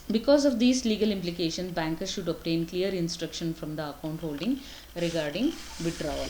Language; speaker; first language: English; non-native, local second language; Kannada